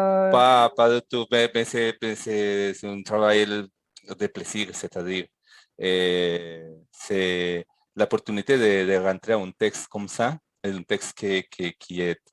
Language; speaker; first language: French; non-native, fluent; Spanish